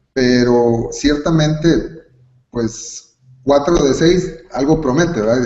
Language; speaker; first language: Spanish; native; Spanish